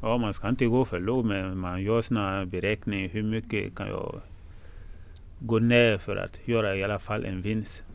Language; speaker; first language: Swedish; non-native, fluent; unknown